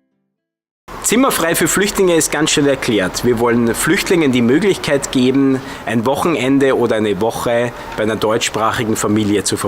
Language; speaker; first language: German; native; German